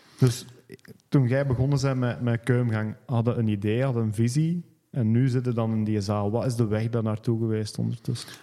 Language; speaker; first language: Dutch; native; Dutch